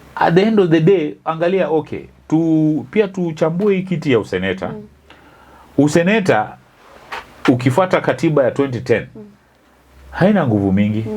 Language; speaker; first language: Swahili; non-native, local second language; Luyia